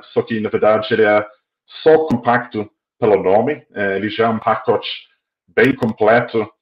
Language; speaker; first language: Portuguese; non-native, fluent; English